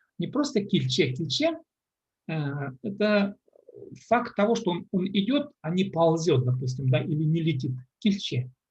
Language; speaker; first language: Russian; non-native, local second language; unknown